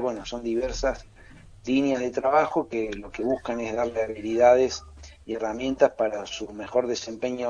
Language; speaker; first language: Spanish; native; Spanish